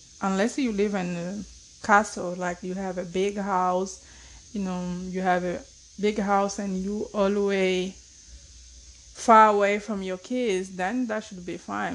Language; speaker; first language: English; non-native, fluent; Portuguese